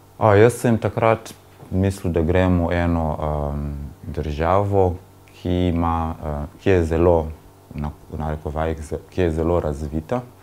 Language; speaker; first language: Slovenian; non-native, fluent; Shona